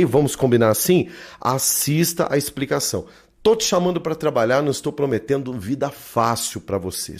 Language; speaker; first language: Portuguese; native; Portuguese